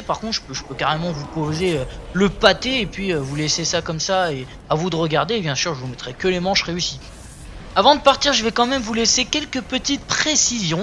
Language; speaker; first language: French; native; French